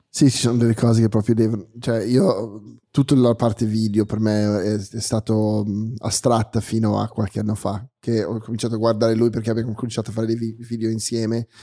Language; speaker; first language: Italian; early bilingual, heritage; Italian